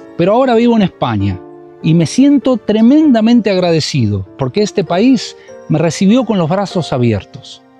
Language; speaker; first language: Spanish; native; Spanish